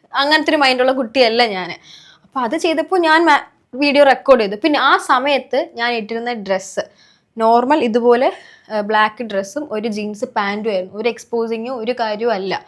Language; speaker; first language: Malayalam; native; Malayalam